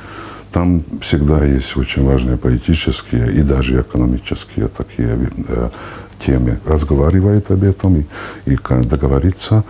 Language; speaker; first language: Russian; non-native, fluent; Hungarian